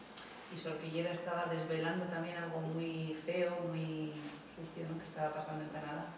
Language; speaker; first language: Spanish; native; Spanish